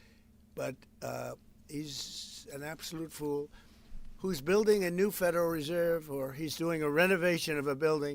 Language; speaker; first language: English; native; English